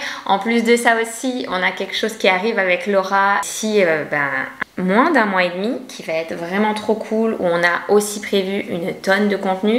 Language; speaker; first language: French; native; French